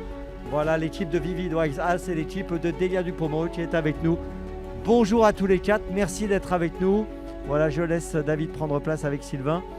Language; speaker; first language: French; native; French